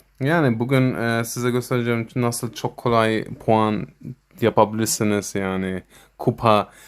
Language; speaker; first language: Turkish; early bilingual, heritage; Turkish